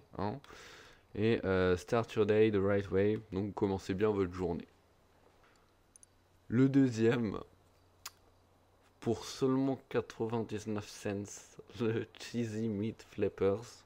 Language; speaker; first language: French; native; French